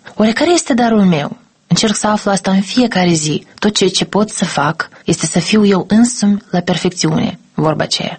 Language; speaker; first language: Romanian; native; Romanian